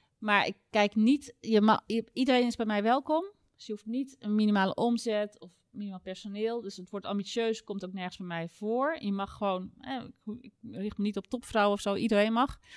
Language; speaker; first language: Dutch; native; Dutch